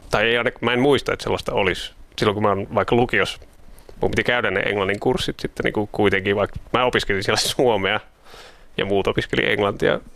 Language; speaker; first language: Finnish; native; Finnish